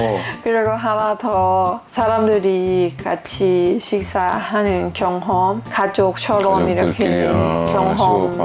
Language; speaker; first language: Korean; non-native, learner; Thai